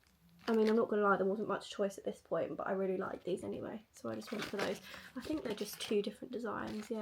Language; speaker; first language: English; native; English